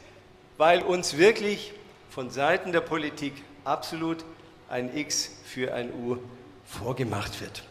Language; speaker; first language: German; native; German